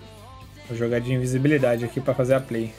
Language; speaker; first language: Portuguese; native; Portuguese